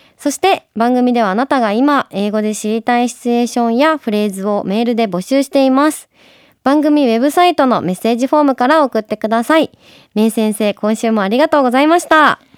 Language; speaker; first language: Japanese; native; Japanese